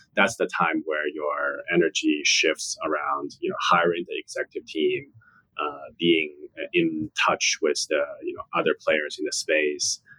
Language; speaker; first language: English; non-native, fluent; Chinese